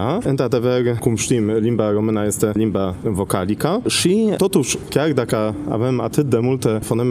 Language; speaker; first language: Romanian; non-native, fluent; Polish